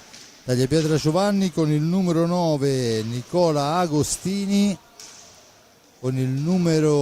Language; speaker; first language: Italian; native; Italian